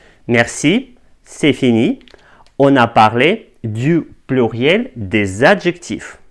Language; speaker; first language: French; non-native, fluent; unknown